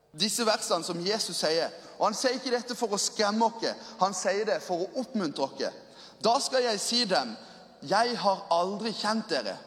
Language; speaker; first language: Norwegian; native; Norwegian